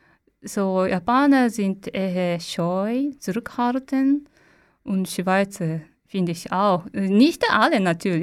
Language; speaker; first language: German; non-native, learner; Japanese